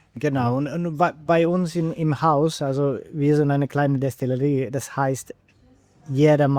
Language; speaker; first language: German; non-native, fluent; Finnish